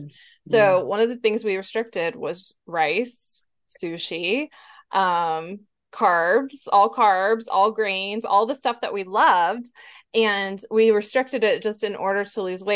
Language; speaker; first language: English; native; English